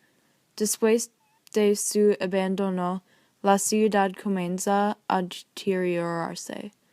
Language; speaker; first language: Spanish; non-native, learner; English